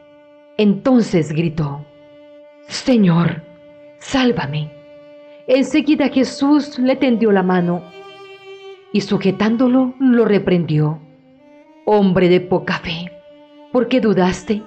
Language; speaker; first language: Spanish; native; Spanish